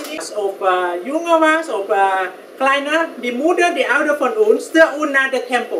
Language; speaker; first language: Dutch; non-native, learner; Thai